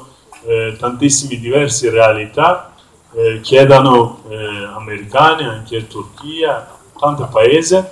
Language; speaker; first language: Italian; non-native, learner; Kurdish